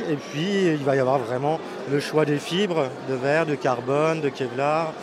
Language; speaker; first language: French; native; French